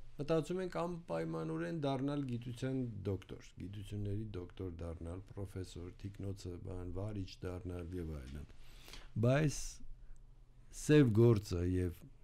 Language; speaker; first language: Armenian; native; Armenian